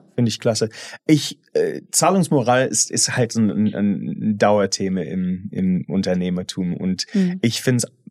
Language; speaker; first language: German; non-native, fluent; English